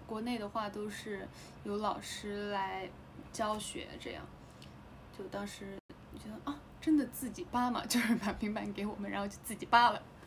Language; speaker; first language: Chinese; native; Chinese